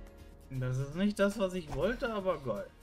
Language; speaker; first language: German; native; German